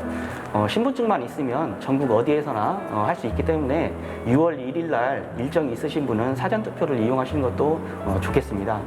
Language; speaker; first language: Korean; native; Korean